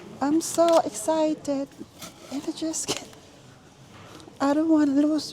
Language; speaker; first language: English; non-native, local second language; Filipino